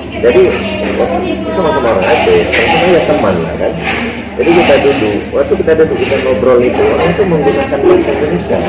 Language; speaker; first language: Indonesian; non-native, local second language; Achinese